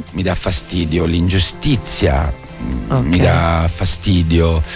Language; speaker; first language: Italian; native; Italian